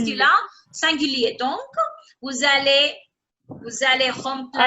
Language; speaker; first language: French; non-native, fluent; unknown